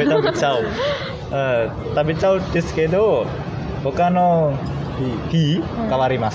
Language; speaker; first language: Japanese; non-native, learner; Indonesian